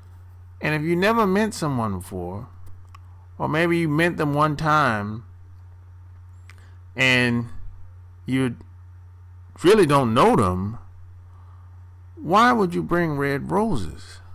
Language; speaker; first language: English; native; English